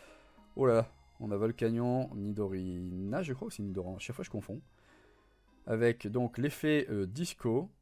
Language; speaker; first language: French; native; French